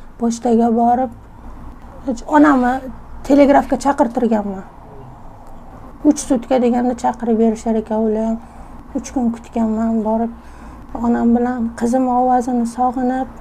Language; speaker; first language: Uzbek; native; Uzbek